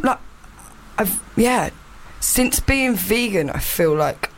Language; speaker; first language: English; native; English